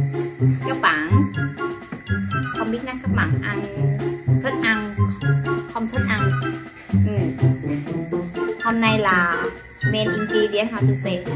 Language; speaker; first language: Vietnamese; non-native, learner; Thai